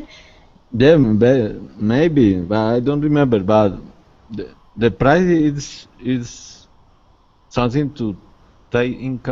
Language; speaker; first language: English; non-native, learner; Spanish